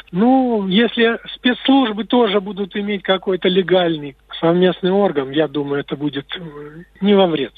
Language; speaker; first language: Russian; native; Russian